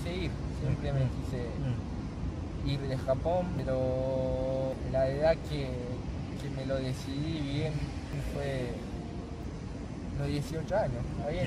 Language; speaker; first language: Spanish; non-native, fluent; Japanese